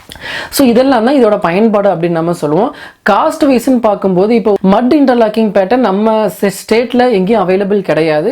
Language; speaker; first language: Tamil; native; Tamil